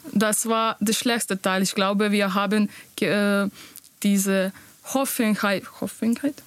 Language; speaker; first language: German; non-native, learner; Bosnian